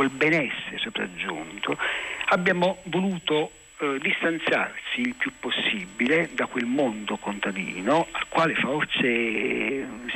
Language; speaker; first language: Italian; native; Italian